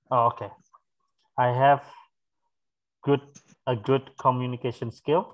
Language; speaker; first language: English; non-native, fluent; Indonesian